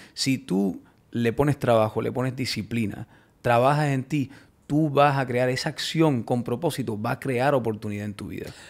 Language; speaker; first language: Spanish; early bilingual, heritage; Spanish